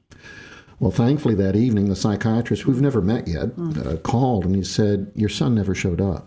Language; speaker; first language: English; native; English